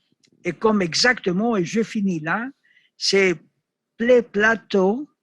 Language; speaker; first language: French; non-native, learner; Greek